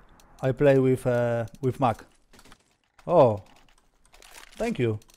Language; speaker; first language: English; non-native, learner; Polish